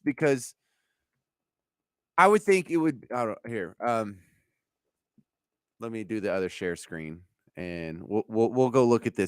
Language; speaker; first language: English; native; English